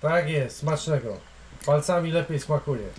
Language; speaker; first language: Polish; native; Polish